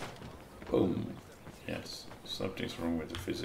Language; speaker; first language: English; native; English